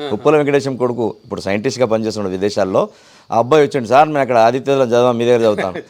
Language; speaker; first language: Telugu; non-native, local second language; Urdu